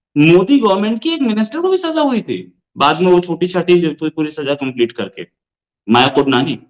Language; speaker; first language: Hindi; native; Hindi